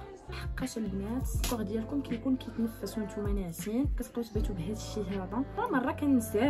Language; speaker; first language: Arabic; native; Arabic